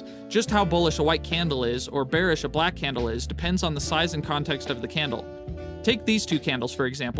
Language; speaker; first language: English; native; English